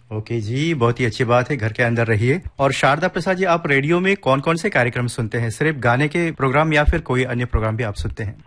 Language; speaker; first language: Hindi; non-native, local second language; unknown